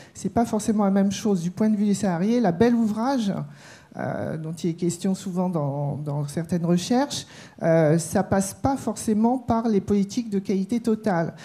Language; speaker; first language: French; native; French